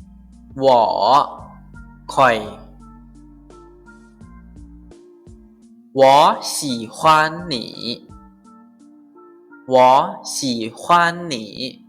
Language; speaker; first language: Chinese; non-native, fluent; Lao